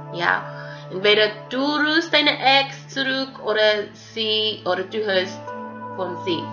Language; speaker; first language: German; non-native, fluent; English